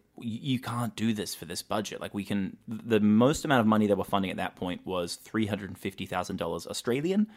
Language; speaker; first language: English; native; English